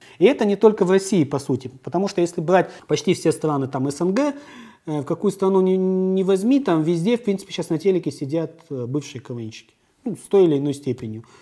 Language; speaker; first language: Russian; native; Russian